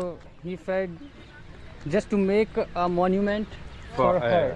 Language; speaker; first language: English; non-native, learner; Hindi